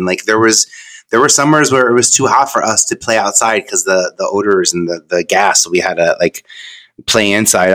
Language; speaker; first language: English; native; English